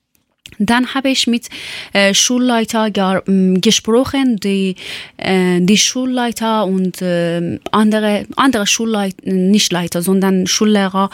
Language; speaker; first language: German; non-native, learner; Persian